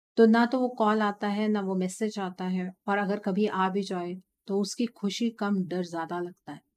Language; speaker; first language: Hindi; native; Hindi